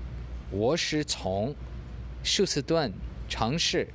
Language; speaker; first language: Chinese; non-native, learner; English